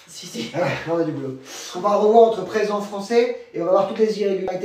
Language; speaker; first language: French; native; French